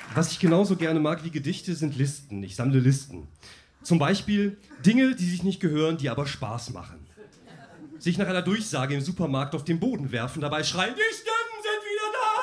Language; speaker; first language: German; native; German